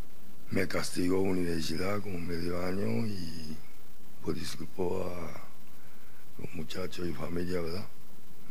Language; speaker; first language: Spanish; non-native, learner; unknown